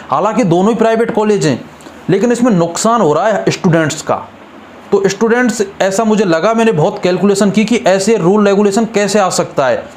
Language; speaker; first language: Hindi; native; Hindi